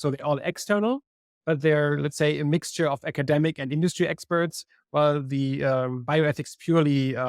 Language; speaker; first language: English; non-native, fluent; German